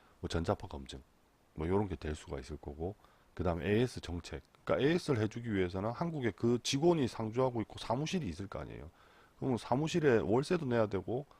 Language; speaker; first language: Korean; native; Korean